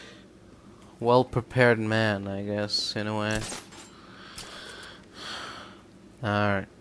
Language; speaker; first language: English; native; English